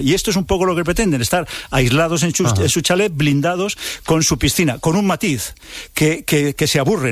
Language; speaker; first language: Spanish; native; Spanish